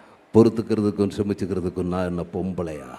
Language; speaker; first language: Tamil; non-native, learner; Malayalam